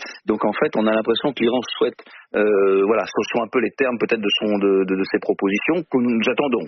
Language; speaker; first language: French; native; French